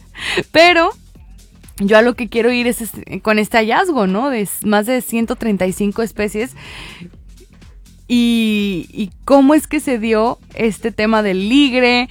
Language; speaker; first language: Spanish; native; Spanish